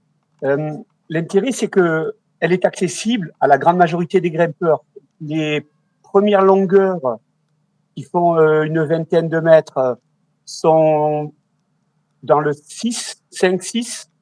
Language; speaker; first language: French; native; French